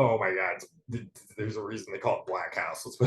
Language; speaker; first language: English; native; English